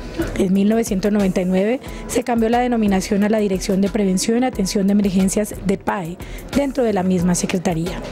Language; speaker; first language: Spanish; native; Spanish